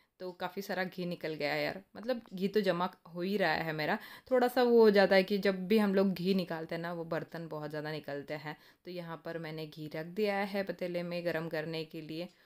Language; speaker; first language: Hindi; non-native, local second language; Marathi